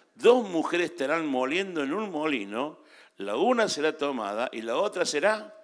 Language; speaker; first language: Spanish; native; Spanish